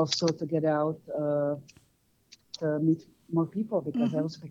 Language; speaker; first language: English; non-native, fluent; Czech